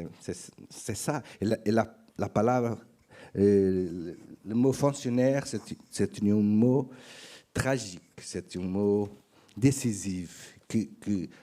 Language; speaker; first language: French; non-native, learner; Portuguese